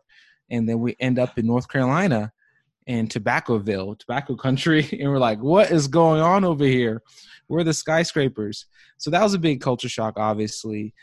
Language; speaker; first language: English; early bilingual, other home language; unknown